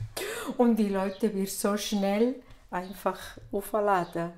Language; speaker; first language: German; non-native, learner; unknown